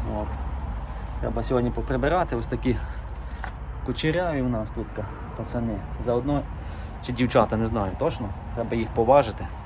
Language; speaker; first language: Ukrainian; native; Ukrainian